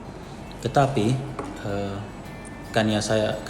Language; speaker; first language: Indonesian; non-native, fluent; Arabic